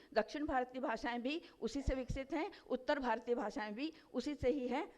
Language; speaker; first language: Hindi; non-native, local second language; Odia